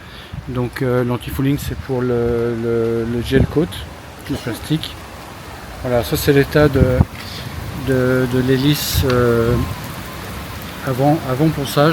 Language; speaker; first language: French; native; French